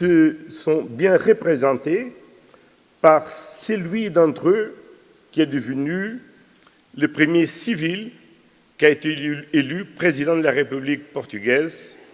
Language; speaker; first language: French; non-native, fluent; Portuguese